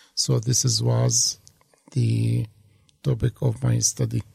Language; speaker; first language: English; non-native, fluent; Arabic